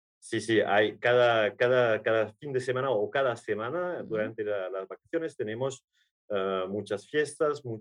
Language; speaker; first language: Spanish; non-native, learner; French